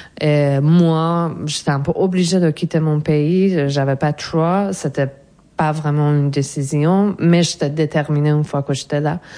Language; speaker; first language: French; non-native, fluent; Persian